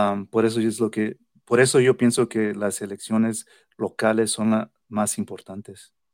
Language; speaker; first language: Spanish; early bilingual, heritage; Spanish